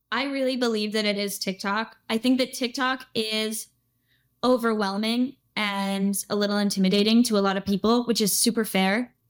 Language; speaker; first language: English; native; English